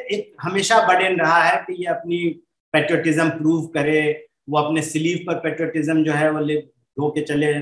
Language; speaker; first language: Hindi; native; Hindi